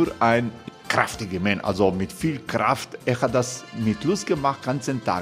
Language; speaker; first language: German; non-native, learner; Croatian